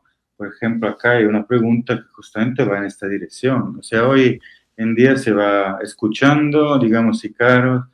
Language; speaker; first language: Spanish; non-native, fluent; Italian